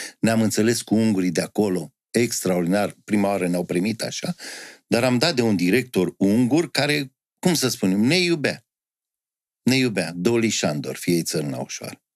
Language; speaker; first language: Romanian; native; Romanian